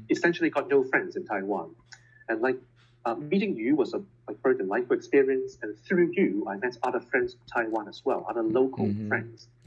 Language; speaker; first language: English; non-native, local second language; Cantonese